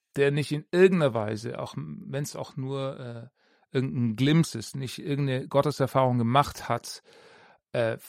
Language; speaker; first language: German; native; German